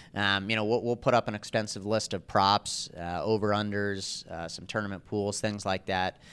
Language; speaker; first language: English; native; English